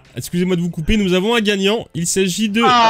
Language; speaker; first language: French; native; French